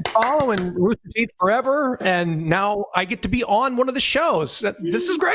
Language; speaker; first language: English; native; English